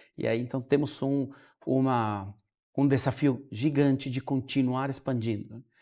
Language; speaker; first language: Portuguese; non-native, fluent; Spanish